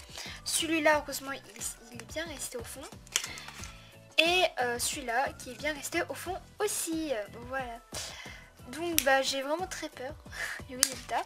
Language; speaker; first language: French; native; French